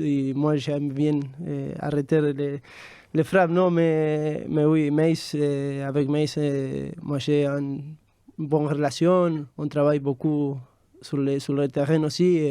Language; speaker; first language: French; non-native, fluent; Spanish